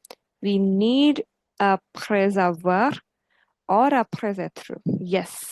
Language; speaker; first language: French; non-native, fluent; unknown